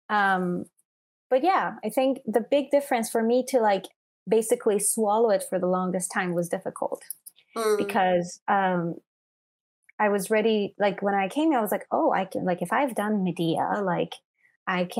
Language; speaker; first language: English; non-native, fluent; Persian